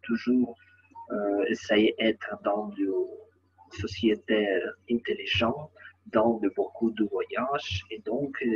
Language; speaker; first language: French; non-native, learner; Ukrainian